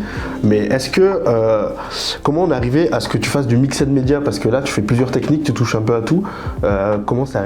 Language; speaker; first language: French; native; French